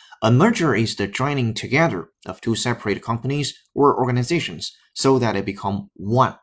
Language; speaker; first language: English; non-native, fluent; Chinese